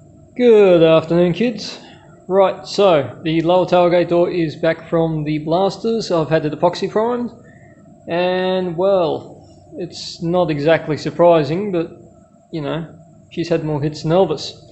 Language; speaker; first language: English; native; English